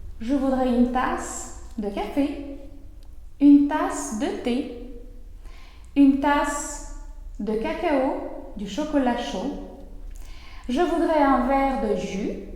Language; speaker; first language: French; non-native, fluent; Ukrainian